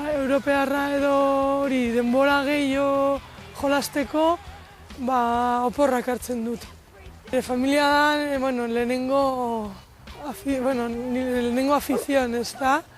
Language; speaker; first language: Basque; non-native, local second language; Spanish